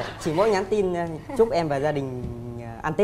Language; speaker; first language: Vietnamese; native; Vietnamese